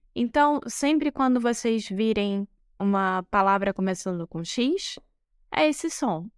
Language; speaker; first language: Portuguese; native; Portuguese